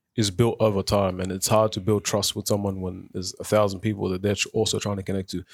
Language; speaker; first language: English; early bilingual, other home language; Arabic